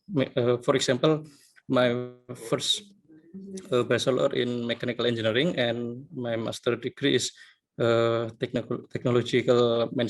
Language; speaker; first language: English; non-native, learner; Indonesian